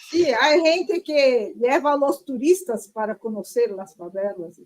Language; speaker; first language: Spanish; non-native, learner; Portuguese